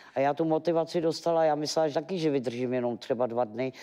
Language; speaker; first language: Czech; native; Czech